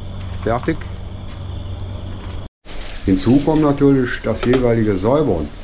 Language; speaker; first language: German; native; German